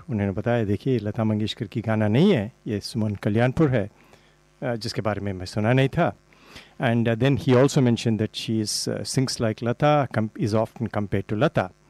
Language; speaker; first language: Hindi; non-native, fluent; English